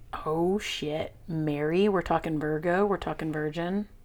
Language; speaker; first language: English; native; English